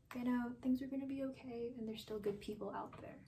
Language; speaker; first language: English; native; English